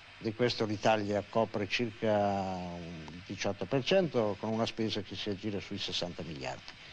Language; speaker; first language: Italian; native; Italian